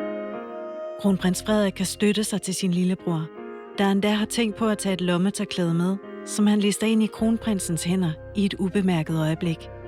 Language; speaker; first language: Danish; native; Danish